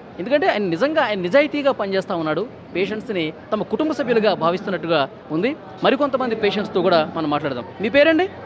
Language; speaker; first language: Telugu; native; Telugu